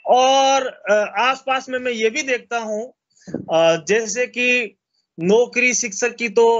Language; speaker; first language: Hindi; native; Hindi